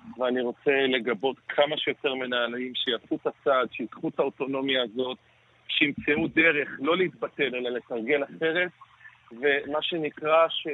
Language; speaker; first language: Hebrew; native; Hebrew